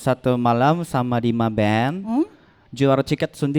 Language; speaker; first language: Indonesian; non-native, learner; Japanese